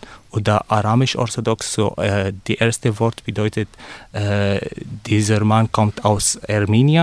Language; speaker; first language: German; non-native, learner; Arabic